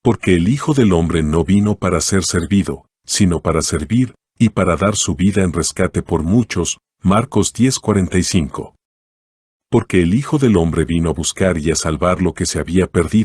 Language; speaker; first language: Spanish; native; Spanish